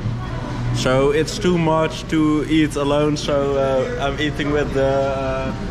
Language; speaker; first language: English; non-native, fluent; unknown